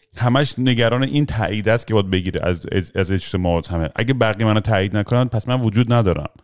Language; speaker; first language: Persian; early bilingual, heritage; Persian